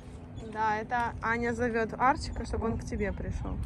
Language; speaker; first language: Russian; native; Russian